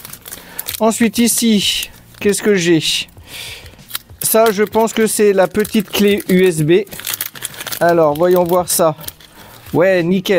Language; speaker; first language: French; native; French